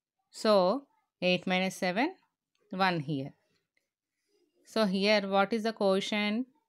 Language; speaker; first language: English; non-native, local second language; Telugu